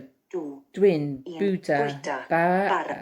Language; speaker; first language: Welsh; non-native, learner; English